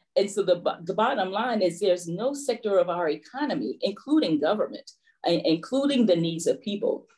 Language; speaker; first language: English; native; English